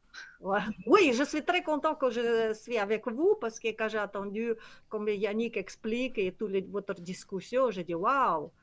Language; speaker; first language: French; non-native, learner; Kyrgyz